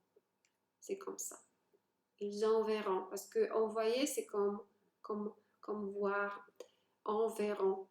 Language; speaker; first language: French; non-native, fluent; Polish